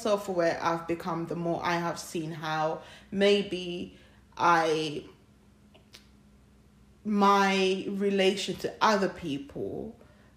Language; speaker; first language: English; non-native, local second language; Ganda